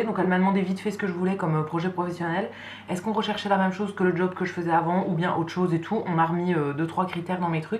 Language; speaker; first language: French; native; French